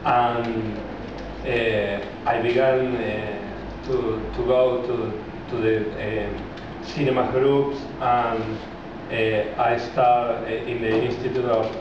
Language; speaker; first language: English; non-native, learner; Spanish